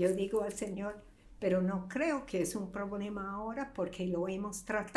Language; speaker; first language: Spanish; non-native, fluent; English